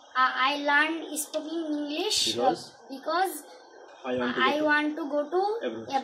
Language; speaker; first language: English; non-native, learner; Bangla